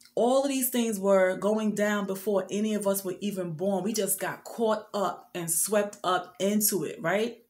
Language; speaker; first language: English; native; English